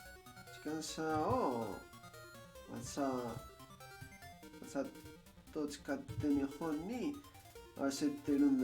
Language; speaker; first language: Japanese; non-native, learner; Spanish